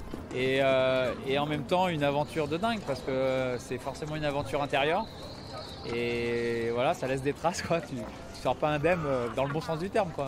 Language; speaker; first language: French; native; French